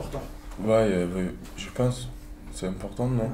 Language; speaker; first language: French; non-native, learner; Turkish